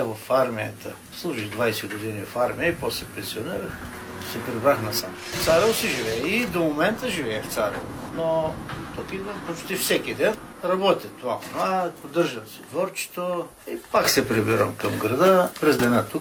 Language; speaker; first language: Bulgarian; native; Bulgarian